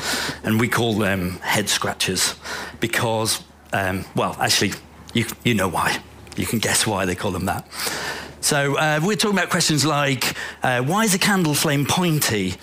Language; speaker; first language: English; native; English